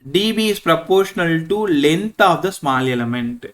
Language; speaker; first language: English; non-native, local second language; Tamil